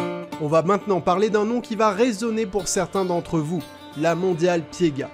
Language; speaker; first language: French; native; French